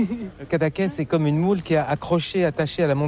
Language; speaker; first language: French; native; French